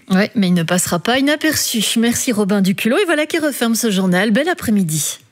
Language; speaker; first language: French; native; French